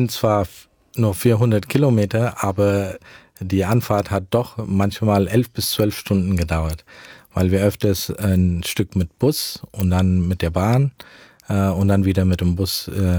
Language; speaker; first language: German; early bilingual, heritage; German